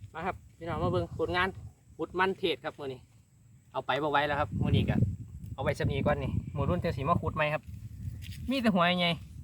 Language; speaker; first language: Thai; native; Thai